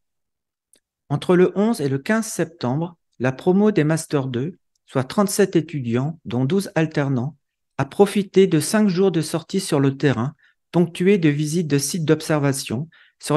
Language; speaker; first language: French; native; French